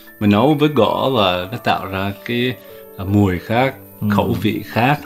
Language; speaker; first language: Vietnamese; early bilingual, heritage; Vietnamese